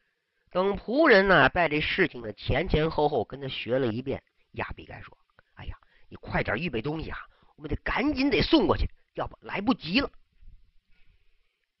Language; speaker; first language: Chinese; native; Chinese